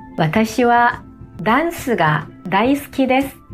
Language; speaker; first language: Japanese; non-native, fluent; Korean